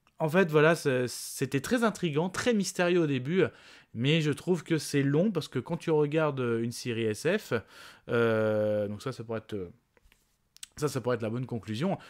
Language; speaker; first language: French; native; French